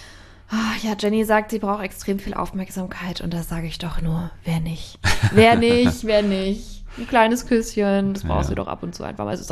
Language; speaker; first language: German; native; German